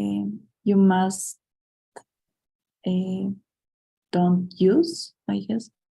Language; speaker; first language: English; non-native, learner; Spanish